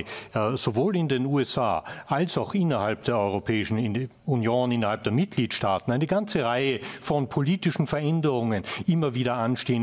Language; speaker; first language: German; native; German